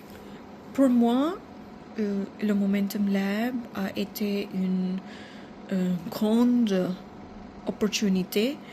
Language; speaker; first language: French; non-native, fluent; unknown